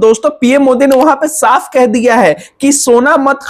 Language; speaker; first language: Hindi; native; Hindi